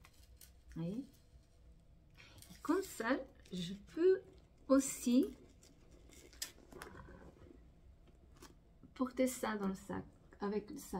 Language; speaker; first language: French; non-native, fluent; Portuguese